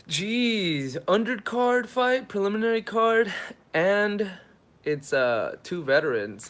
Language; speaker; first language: English; native; English